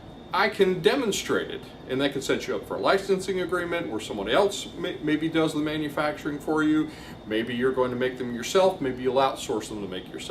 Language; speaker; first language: English; native; English